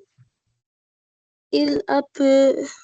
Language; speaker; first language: French; non-native, learner; Arabic